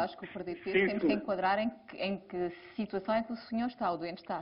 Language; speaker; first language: Portuguese; native; Portuguese